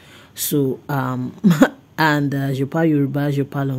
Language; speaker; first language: French; non-native, learner; Yoruba